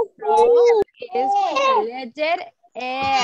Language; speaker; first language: English; non-native, learner; Spanish